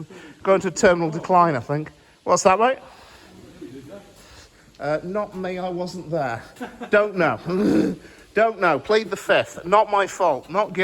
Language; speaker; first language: English; native; English